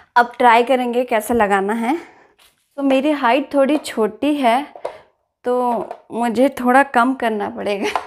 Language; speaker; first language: Hindi; native; Hindi